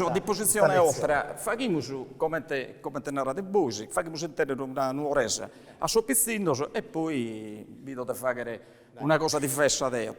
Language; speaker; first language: Italian; non-native, local second language; Sardinian